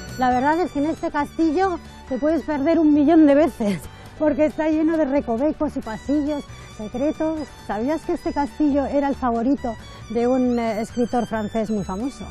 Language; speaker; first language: Spanish; native; Spanish